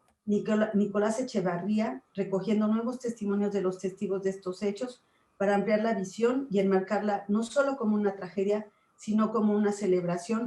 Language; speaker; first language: Spanish; native; Spanish